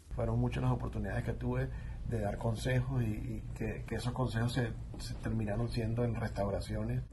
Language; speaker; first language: Spanish; native; Spanish